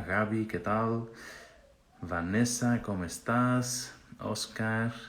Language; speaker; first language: Spanish; non-native, fluent; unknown